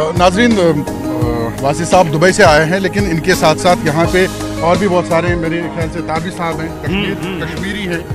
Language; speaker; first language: Hindi; non-native, local second language; Kashmiri